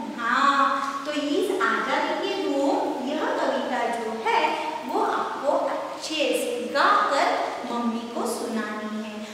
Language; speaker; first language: Hindi; non-native, local second language; Marathi